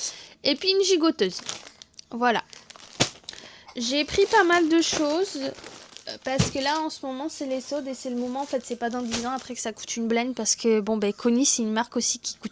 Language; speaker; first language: French; native; French